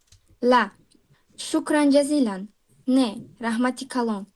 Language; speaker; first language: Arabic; non-native, learner; Tajik